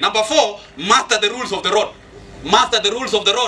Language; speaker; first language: English; non-native, local second language; Swahili